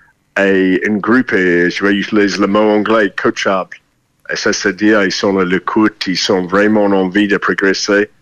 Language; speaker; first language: French; non-native, fluent; English